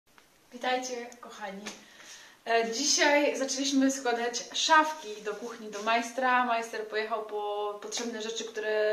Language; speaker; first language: Polish; native; Polish